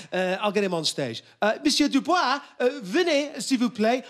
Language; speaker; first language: French; non-native, fluent; English